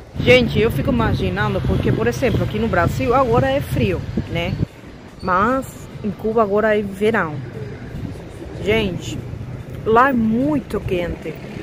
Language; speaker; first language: Portuguese; non-native, fluent; Spanish